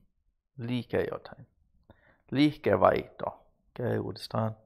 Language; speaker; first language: Finnish; non-native, learner; English